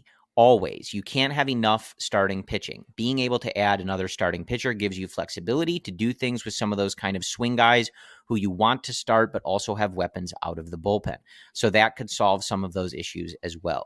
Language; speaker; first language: English; native; English